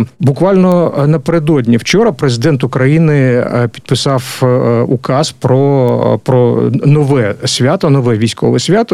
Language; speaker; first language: Ukrainian; native; Ukrainian